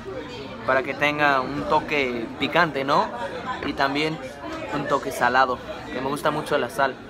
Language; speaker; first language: Spanish; non-native, fluent; English